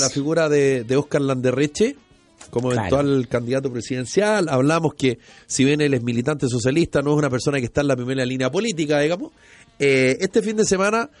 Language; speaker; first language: Spanish; native; Spanish